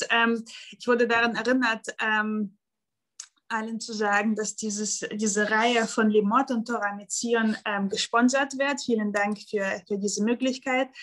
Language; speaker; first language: German; non-native, fluent; Russian